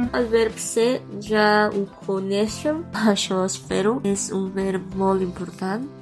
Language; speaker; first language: Catalan; non-native, fluent; Romanian